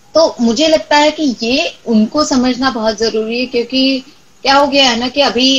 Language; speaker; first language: Hindi; non-native, local second language; Marathi